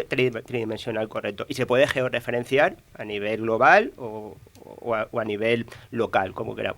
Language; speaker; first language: Spanish; native; Spanish